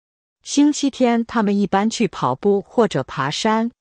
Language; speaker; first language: Chinese; non-native, learner; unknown